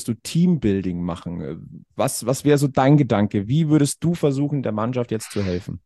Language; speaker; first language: German; native; German